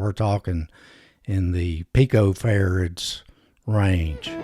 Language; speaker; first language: English; native; English